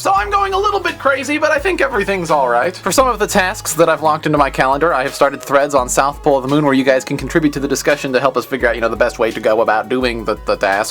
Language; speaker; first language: English; native; English